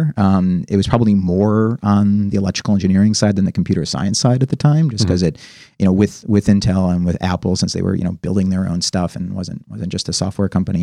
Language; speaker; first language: English; native; English